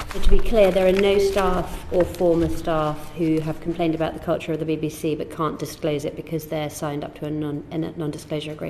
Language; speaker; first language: English; native; English